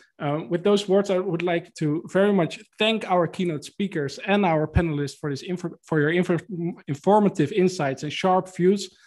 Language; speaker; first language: English; non-native, fluent; Dutch